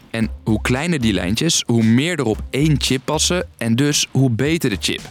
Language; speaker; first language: Dutch; native; Dutch